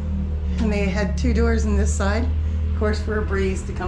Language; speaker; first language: English; native; English